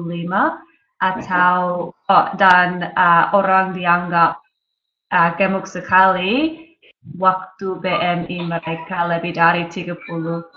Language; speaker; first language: Indonesian; non-native, learner; English